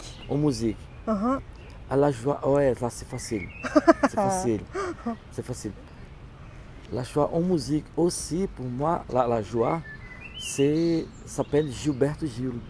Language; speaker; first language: French; non-native, learner; Portuguese